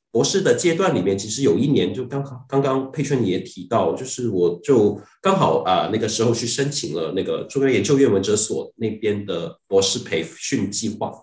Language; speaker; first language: Chinese; non-native, fluent; Cantonese